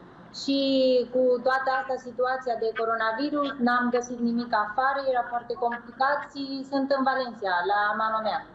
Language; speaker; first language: Romanian; early bilingual, heritage; Spanish